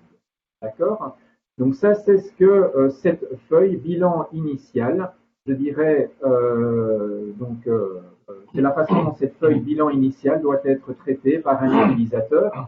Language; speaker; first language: French; native; French